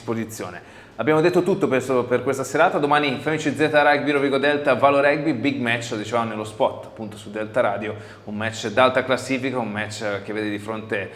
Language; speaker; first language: Italian; native; Italian